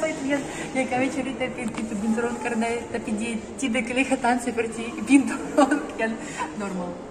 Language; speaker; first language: Indonesian; non-native, fluent; Russian